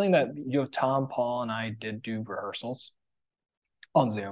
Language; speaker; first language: English; native; English